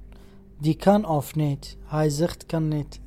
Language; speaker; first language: Dutch; non-native, learner; Arabic